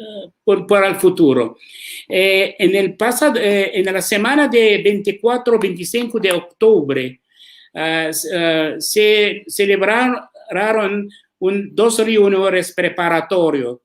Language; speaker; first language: Spanish; non-native, learner; Arabic